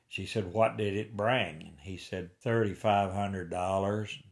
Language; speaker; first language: English; native; English